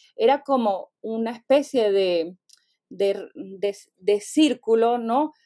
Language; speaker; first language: Spanish; native; Spanish